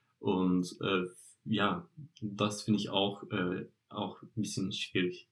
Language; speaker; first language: German; non-native, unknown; Turkish